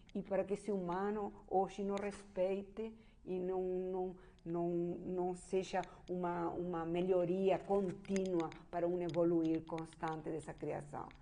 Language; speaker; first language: Portuguese; non-native, fluent; Spanish